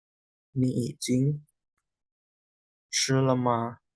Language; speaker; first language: Chinese; non-native, fluent; Indonesian